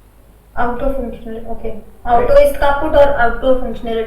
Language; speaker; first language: German; non-native, learner; Hindi